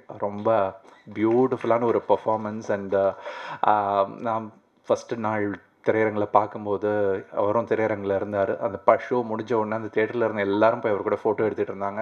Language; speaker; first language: Tamil; native; Tamil